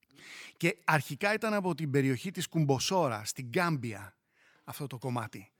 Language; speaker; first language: Greek; native; Greek